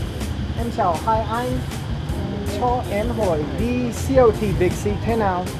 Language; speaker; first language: Vietnamese; non-native, learner; Korean